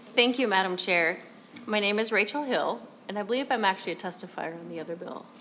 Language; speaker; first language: English; native; English